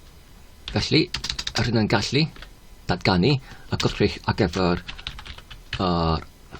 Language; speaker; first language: Welsh; non-native, learner; Polish